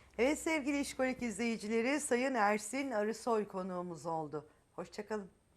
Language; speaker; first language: Turkish; native; Turkish